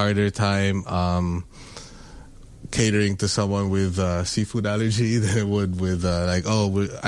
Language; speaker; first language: English; non-native, local second language; Filipino